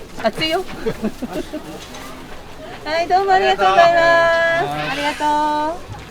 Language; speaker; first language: Japanese; native; Japanese